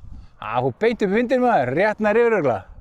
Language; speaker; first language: Icelandic; native; Icelandic